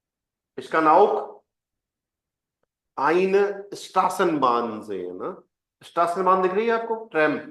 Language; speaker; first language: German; non-native, fluent; Hindi